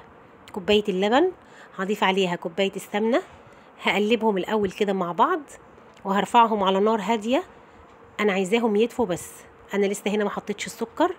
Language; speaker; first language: Arabic; native; Arabic